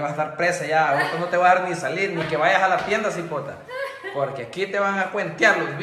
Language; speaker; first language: Spanish; native; Spanish